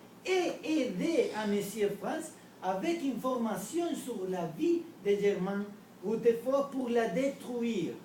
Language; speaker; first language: French; non-native, learner; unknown